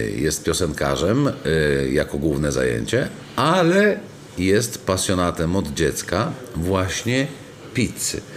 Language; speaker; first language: Polish; non-native, fluent; Italian